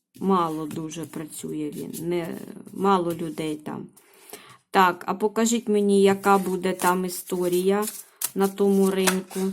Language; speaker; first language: Ukrainian; native; Ukrainian